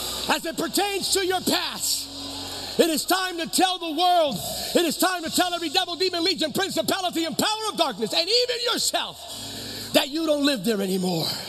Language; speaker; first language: English; early bilingual, other home language; Spanish